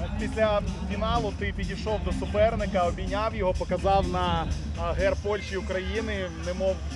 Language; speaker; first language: Ukrainian; native; Ukrainian